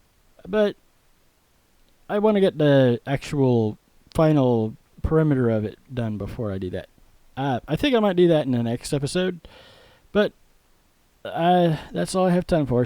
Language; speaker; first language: English; native; English